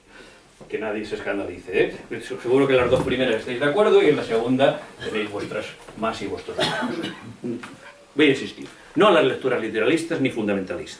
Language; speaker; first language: Spanish; native; Spanish